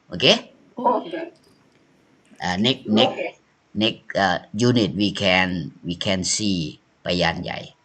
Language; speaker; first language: English; non-native, learner; Thai